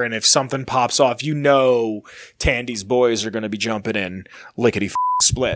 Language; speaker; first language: English; native; English